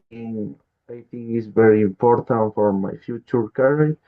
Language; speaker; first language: English; non-native, learner; Spanish